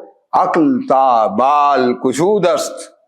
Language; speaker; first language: Persian; non-native, fluent; Urdu